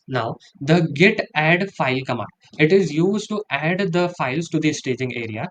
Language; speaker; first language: English; non-native, local second language; Hindi